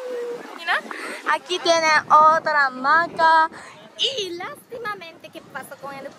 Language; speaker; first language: Spanish; non-native, fluent; Japanese